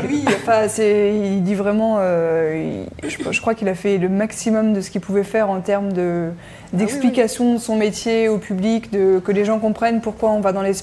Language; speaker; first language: French; native; French